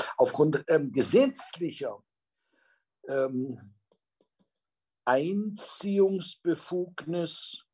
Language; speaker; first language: German; native; German